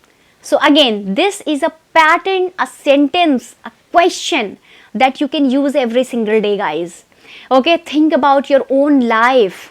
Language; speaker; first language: English; non-native, fluent; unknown